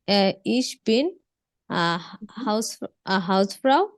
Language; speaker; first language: German; non-native, learner; Bangla